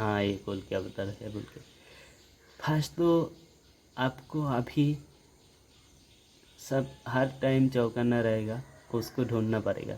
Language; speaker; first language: Hindi; non-native, local second language; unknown